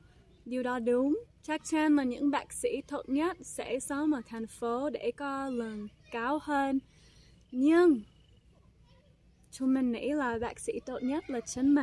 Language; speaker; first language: Vietnamese; non-native, fluent; English